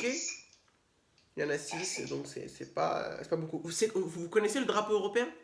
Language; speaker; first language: French; native; French